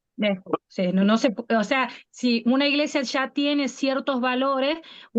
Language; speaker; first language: Spanish; native; Spanish